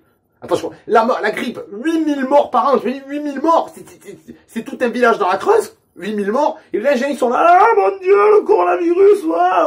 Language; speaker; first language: French; native; French